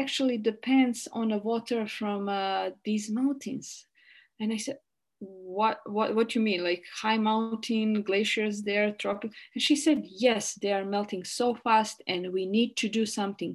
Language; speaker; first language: English; non-native, learner; Bosnian